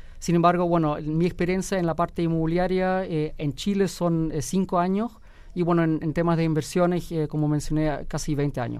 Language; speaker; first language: Spanish; early bilingual, heritage; Spanish